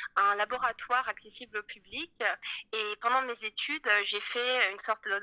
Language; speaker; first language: French; native; French